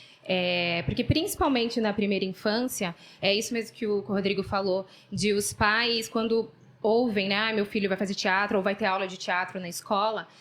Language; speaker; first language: Portuguese; native; Portuguese